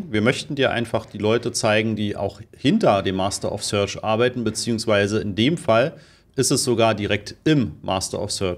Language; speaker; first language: German; native; German